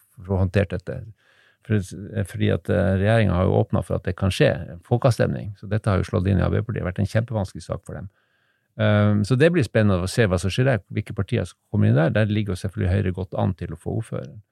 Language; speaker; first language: Norwegian; native; Norwegian